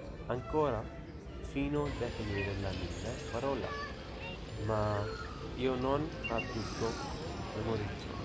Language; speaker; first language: Italian; non-native, learner; English